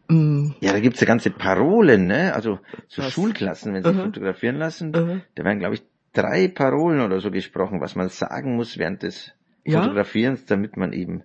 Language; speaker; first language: German; native; German